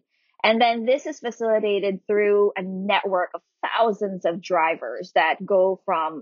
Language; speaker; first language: English; non-native, local second language; Filipino